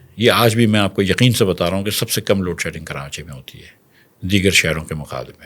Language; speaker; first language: Urdu; native; Urdu